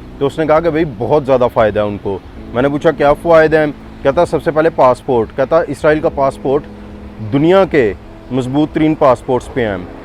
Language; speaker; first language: Urdu; non-native, local second language; Punjabi